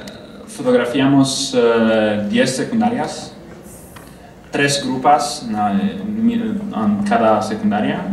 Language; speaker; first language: Spanish; non-native, learner; Romanian